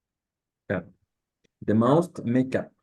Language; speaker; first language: English; non-native, learner; Spanish